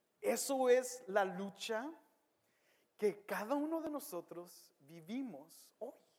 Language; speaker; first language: Spanish; early bilingual, heritage; Spanish